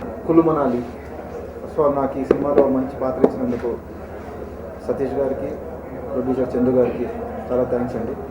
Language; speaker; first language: Telugu; native; Telugu